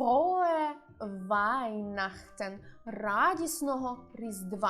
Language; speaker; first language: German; non-native, fluent; Ukrainian